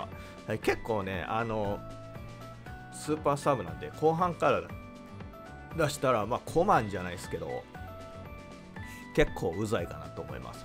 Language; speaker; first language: Japanese; native; Japanese